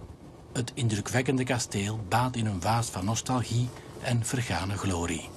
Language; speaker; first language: Dutch; native; Dutch